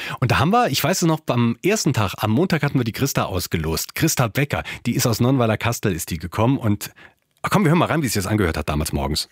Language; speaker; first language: German; native; German